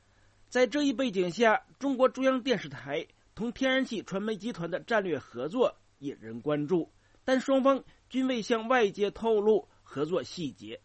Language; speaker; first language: Chinese; native; Chinese